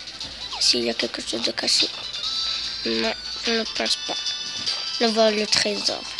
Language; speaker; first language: French; native; French